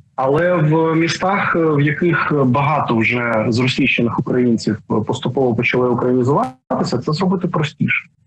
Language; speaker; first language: Ukrainian; non-native, local second language; Russian